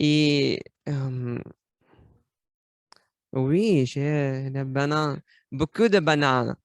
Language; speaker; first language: French; non-native, learner; Russian